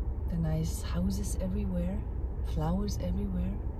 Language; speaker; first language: English; non-native, fluent; German